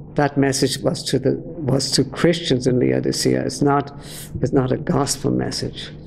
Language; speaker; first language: English; native; English